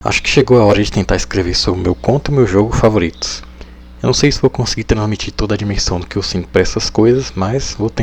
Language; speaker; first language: Portuguese; native; Portuguese